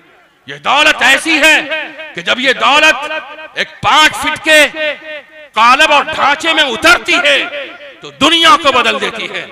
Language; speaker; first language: Urdu; native; Urdu